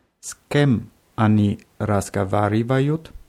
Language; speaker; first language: Russian; non-native, learner; German